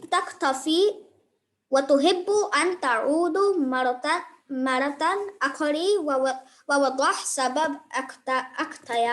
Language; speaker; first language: Arabic; non-native, learner; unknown